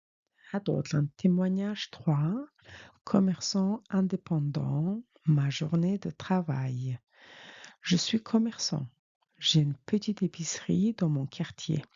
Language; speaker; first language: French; non-native, fluent; Mongolian